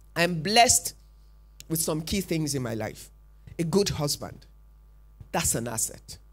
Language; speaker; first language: English; non-native, local second language; Yoruba